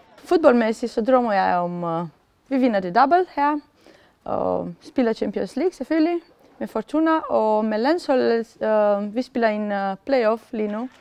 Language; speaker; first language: Danish; non-native, fluent; Romanian